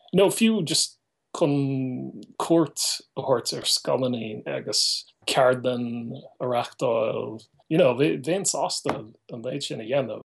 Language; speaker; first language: Irish; non-native, fluent; English